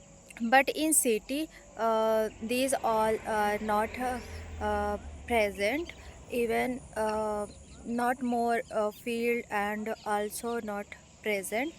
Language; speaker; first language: English; non-native, learner; Hindi